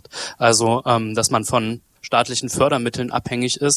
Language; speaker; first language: German; native; German